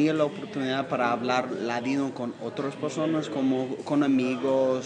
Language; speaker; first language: Spanish; non-native, learner; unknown